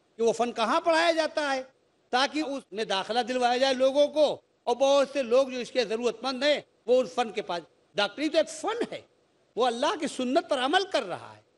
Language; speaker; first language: Urdu; native; Urdu